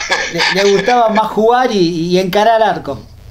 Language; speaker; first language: Spanish; native; Spanish